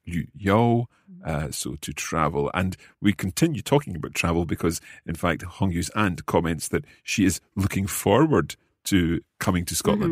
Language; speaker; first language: English; native; English